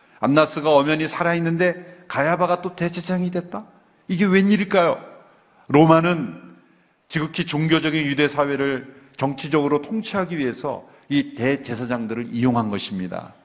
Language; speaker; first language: Korean; native; Korean